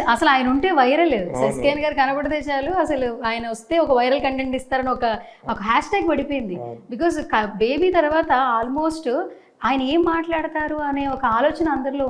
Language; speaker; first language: Telugu; native; Telugu